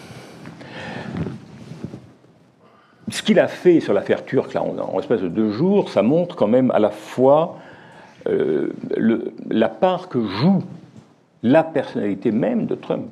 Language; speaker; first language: French; native; French